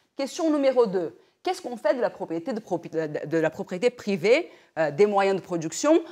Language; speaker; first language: French; non-native, fluent; Portuguese